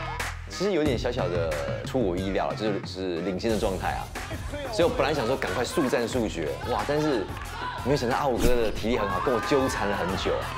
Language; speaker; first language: Chinese; native; Chinese